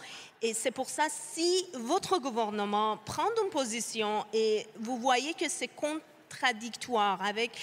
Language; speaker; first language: French; non-native, fluent; Persian